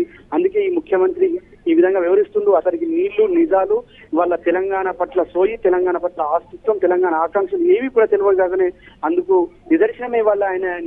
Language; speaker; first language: Telugu; native; Telugu